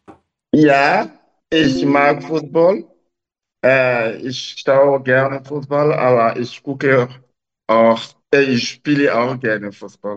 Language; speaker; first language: German; non-native, learner; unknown